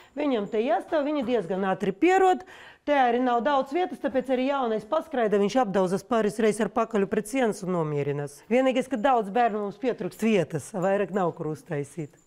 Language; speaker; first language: Latvian; non-native, local second language; Russian